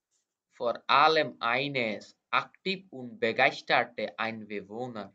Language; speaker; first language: German; non-native, fluent; Bangla